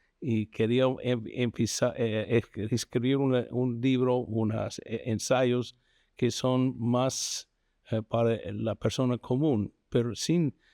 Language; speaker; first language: Spanish; non-native, fluent; English